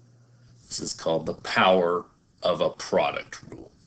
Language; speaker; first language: English; native; English